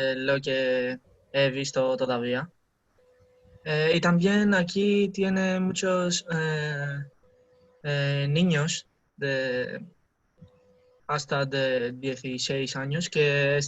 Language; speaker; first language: Spanish; non-native, learner; Greek